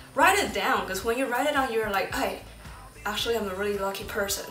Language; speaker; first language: English; early bilingual, other home language; Chinese